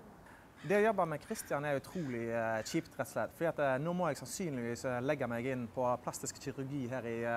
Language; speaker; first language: Norwegian; native; Norwegian